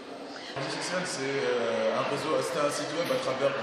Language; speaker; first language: French; non-native, local second language; Arabic